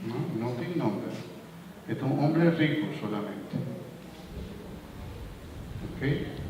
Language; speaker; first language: Spanish; non-native, learner; Papiamento